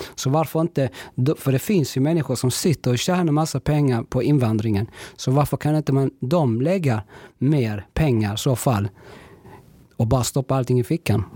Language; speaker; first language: Swedish; early bilingual, other home language; Spanish